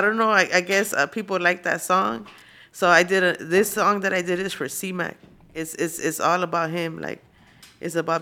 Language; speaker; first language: English; early bilingual, other home language; Spanish